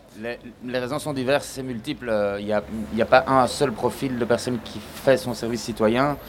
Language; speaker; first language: French; native; French